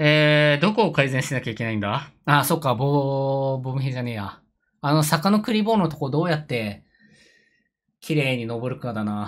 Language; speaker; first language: Japanese; native; Japanese